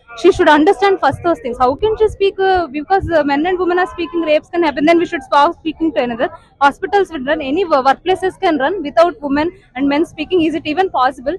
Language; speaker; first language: English; non-native, local second language; Telugu